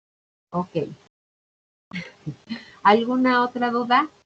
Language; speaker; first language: Spanish; native; Spanish